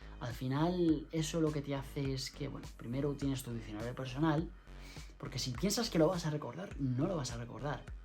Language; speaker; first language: Spanish; native; Spanish